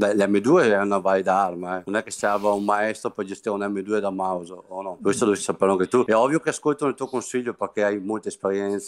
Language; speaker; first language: Italian; native; Italian